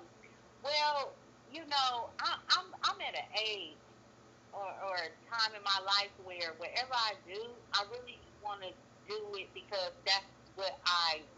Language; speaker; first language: English; native; English